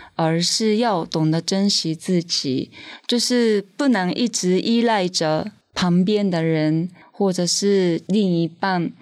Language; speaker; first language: Chinese; non-native, fluent; Japanese